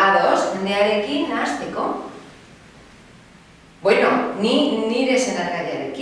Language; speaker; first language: Basque; non-native, learner; Spanish